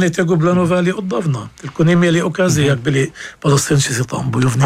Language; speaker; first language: Polish; non-native, fluent; Arabic